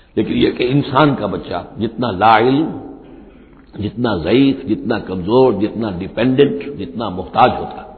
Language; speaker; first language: Urdu; native; Urdu